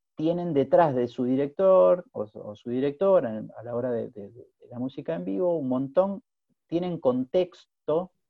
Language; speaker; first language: Spanish; native; Spanish